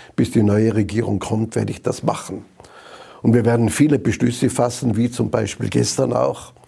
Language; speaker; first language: German; native; German